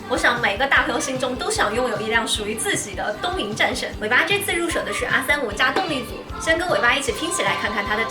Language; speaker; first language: Chinese; native; Chinese